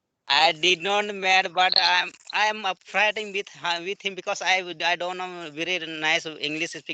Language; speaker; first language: English; non-native, learner; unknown